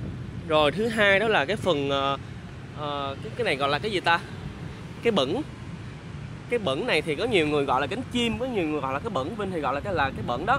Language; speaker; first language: Vietnamese; native; Vietnamese